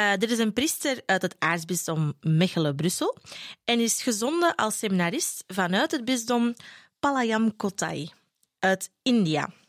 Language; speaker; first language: Dutch; native; Dutch